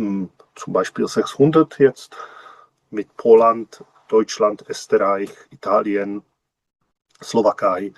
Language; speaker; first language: German; non-native, learner; Czech